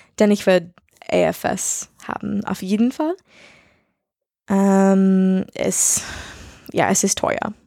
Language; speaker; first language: German; non-native, learner; English